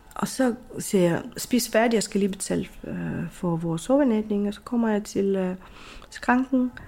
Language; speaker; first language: Danish; non-native, fluent; Ukrainian